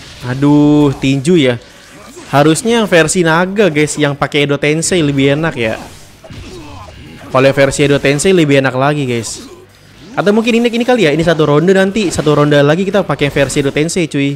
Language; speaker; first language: Indonesian; native; Indonesian